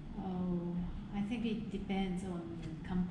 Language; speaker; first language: English; non-native, fluent; Japanese